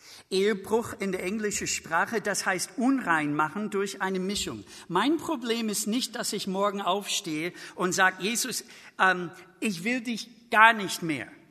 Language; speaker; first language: German; non-native, fluent; English